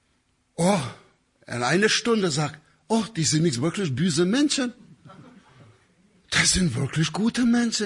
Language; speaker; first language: German; non-native, fluent; Albanian